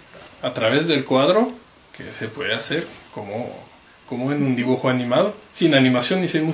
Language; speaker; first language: Spanish; non-native, fluent; French